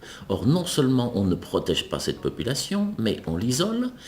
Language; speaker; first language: French; native; French